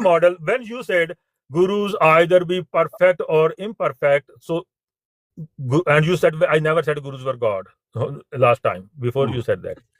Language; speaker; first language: English; non-native, fluent; Punjabi